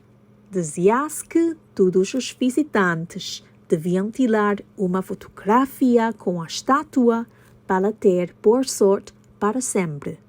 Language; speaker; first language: Portuguese; non-native, learner; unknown